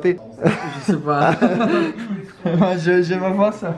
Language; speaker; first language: French; non-native, learner; Portuguese